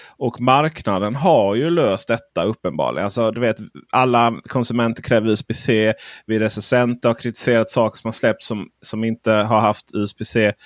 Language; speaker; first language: Swedish; native; Swedish